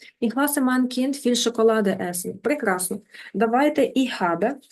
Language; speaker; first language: German; non-native, fluent; Ukrainian